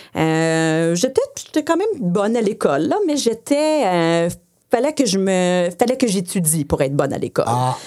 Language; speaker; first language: French; non-native, local second language; English